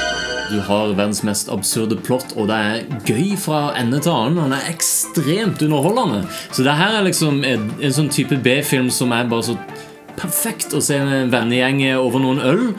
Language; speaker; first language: Norwegian; native; Norwegian